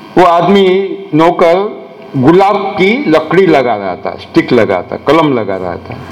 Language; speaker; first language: Hindi; non-native, local second language; Marathi